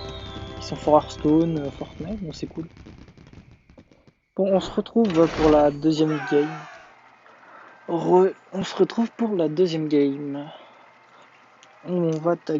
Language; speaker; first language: French; native; French